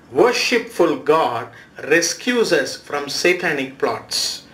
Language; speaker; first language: English; non-native, local second language; Tamil